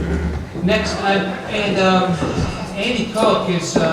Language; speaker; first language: English; native; English